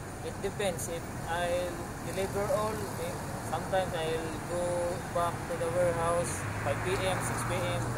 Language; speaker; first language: English; non-native, local second language; Cebuano